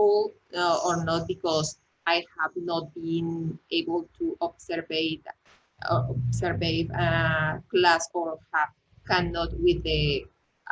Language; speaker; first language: English; non-native, learner; Spanish